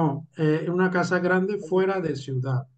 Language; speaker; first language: Spanish; non-native, fluent; Urdu